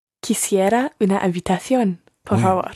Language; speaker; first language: Spanish; non-native, learner; English